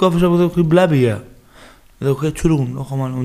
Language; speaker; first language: German; non-native, learner; Baluchi